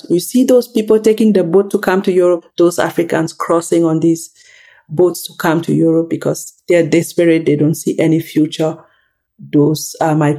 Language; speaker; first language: English; non-native, local second language; French